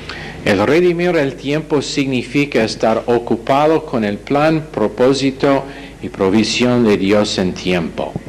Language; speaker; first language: Spanish; non-native, fluent; English